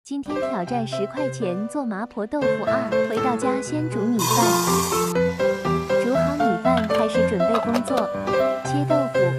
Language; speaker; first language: Chinese; native; Chinese